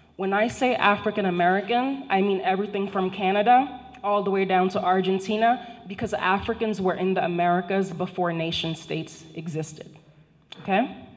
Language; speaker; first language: English; non-native, fluent; Haitian Creole